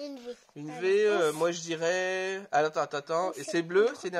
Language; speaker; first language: French; native; French